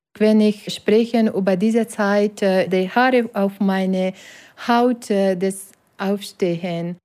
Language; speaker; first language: German; non-native, learner; Persian